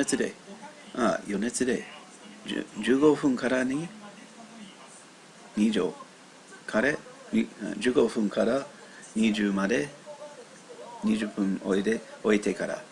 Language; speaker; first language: Japanese; non-native, learner; English